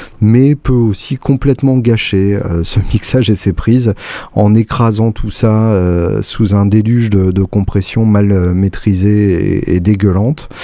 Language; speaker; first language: French; native; French